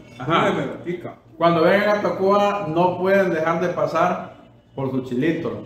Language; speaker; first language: Spanish; native; Spanish